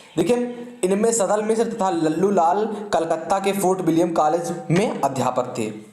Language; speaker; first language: Hindi; native; Hindi